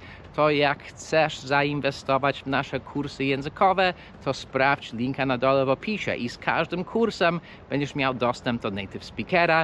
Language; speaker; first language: Polish; non-native, fluent; English